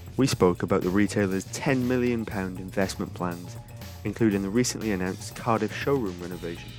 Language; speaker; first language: English; native; English